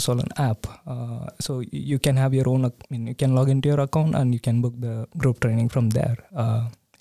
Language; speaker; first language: English; non-native, local second language; Tamil